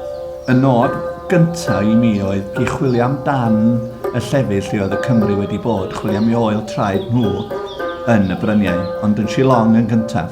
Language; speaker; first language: Welsh; native; Welsh